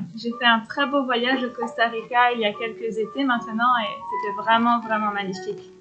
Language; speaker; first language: French; native; French